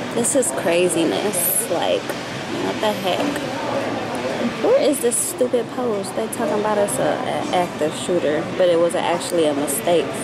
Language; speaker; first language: English; native; English